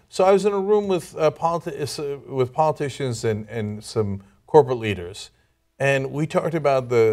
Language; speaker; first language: English; non-native, fluent; Turkish